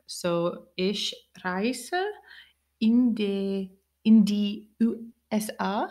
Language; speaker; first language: German; non-native, learner; English